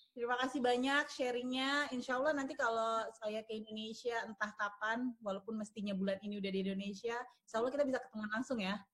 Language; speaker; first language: Indonesian; native; Indonesian